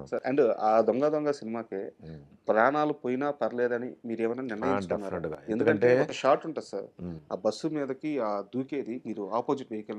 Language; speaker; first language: Telugu; native; Telugu